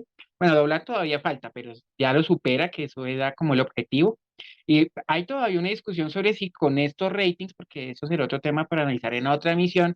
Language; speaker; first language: Spanish; native; Spanish